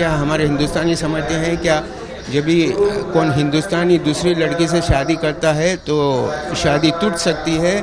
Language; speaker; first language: Hindi; non-native, local second language; Sindhi